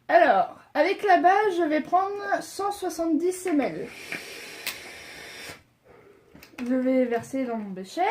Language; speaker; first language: French; native; French